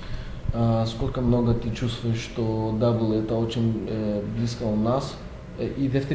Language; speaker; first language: Russian; non-native, learner; Greek